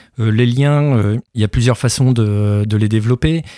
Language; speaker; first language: French; native; French